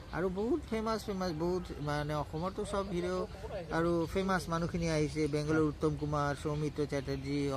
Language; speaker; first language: Assamese; native; Assamese